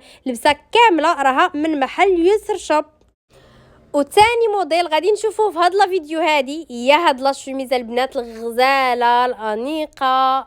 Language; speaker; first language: Arabic; native; Arabic